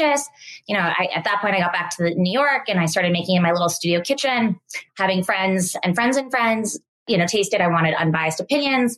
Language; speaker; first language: English; native; English